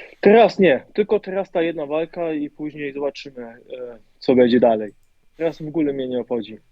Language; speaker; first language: Polish; early bilingual, heritage; German